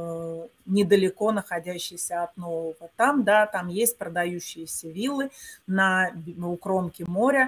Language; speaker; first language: Russian; native; Russian